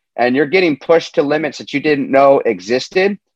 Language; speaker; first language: English; native; English